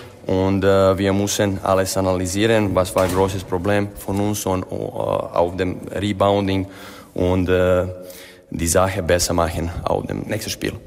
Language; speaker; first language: German; non-native, learner; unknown